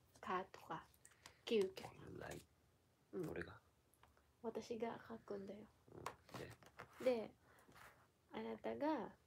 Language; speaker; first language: Japanese; non-native, learner; Filipino